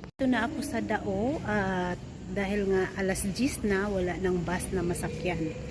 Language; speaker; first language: Filipino; non-native, local second language; Cebuano